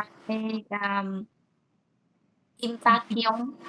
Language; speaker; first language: French; non-native, learner; Vietnamese